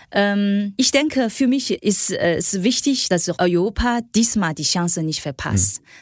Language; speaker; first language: German; non-native, fluent; Chinese